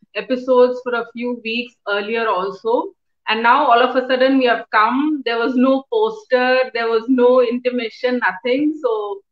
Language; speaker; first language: English; non-native, local second language; Tamil